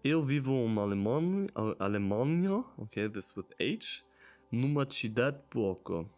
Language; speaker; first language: Portuguese; non-native, learner; German